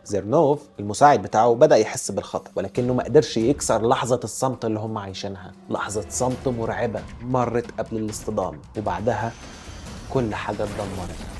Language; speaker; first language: Arabic; native; Arabic